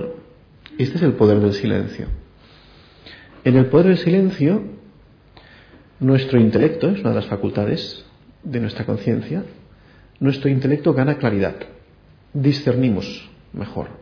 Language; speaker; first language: Spanish; native; Spanish